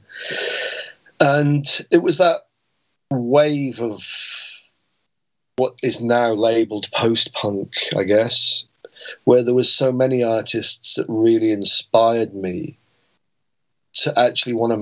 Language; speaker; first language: English; native; English